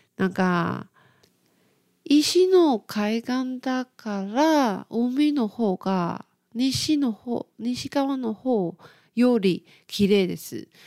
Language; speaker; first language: Japanese; non-native, fluent; Chinese